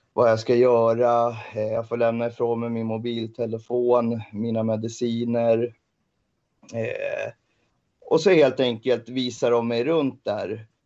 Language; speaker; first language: Swedish; native; Swedish